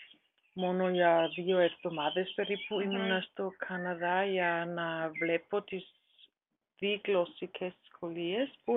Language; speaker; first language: Greek; non-native, learner; German